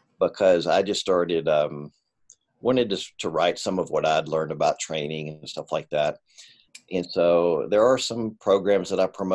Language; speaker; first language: English; native; English